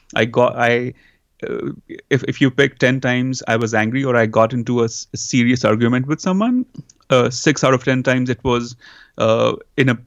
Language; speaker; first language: English; non-native, local second language; Hindi